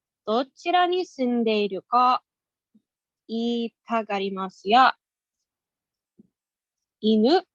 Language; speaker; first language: Japanese; non-native, learner; English